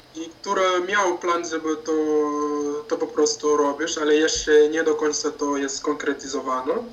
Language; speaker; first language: Polish; non-native, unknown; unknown